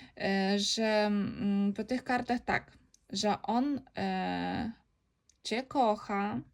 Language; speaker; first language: Polish; non-native, learner; Ukrainian